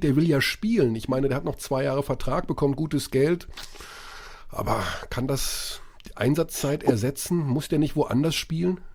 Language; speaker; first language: German; native; German